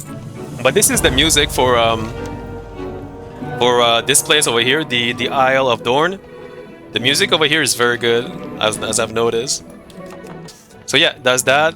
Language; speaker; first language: English; non-native, fluent; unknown